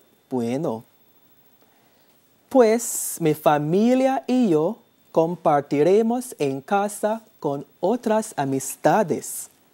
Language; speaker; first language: Spanish; non-native, fluent; English